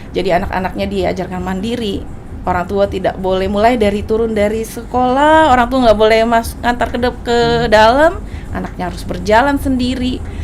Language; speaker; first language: Indonesian; native; Indonesian